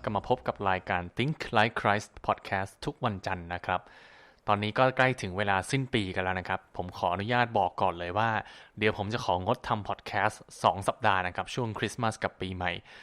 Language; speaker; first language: Thai; native; Thai